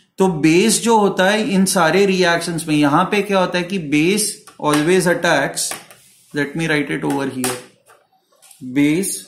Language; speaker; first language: Hindi; non-native, local second language; Marathi